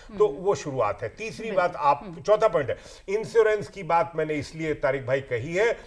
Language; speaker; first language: Hindi; native; Hindi